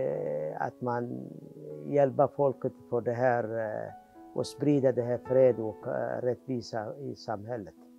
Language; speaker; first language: Swedish; non-native, learner; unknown